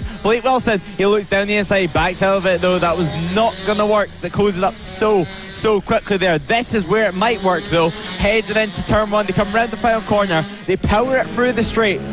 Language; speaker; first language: English; native; English